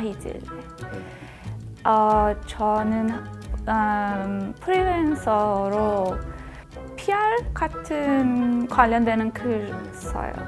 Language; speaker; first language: Korean; non-native, fluent; Persian